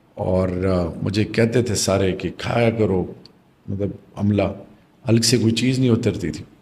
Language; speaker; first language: Urdu; non-native, local second language; Pashto